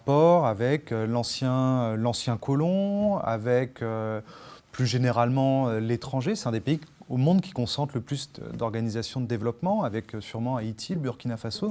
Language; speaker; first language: French; native; French